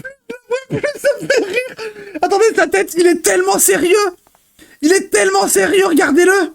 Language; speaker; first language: French; native; French